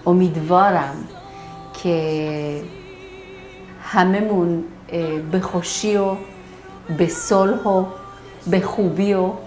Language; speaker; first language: Persian; early bilingual, heritage; Persian